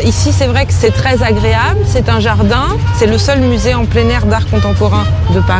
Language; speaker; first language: French; native; French